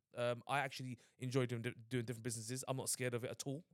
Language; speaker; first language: English; native; English